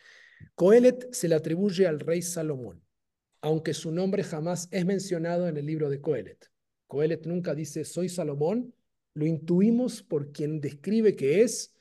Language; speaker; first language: Spanish; native; Spanish